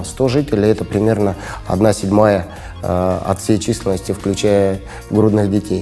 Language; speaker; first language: Russian; native; Russian